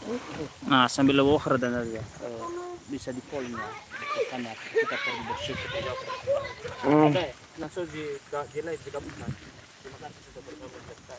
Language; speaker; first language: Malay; non-native, local second language; Nias